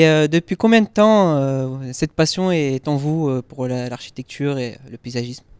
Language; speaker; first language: French; native; French